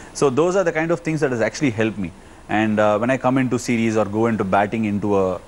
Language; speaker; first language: English; non-native, local second language; Tamil